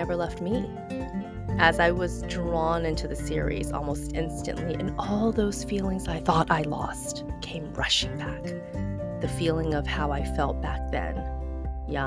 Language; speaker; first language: English; early bilingual, other home language; Chinese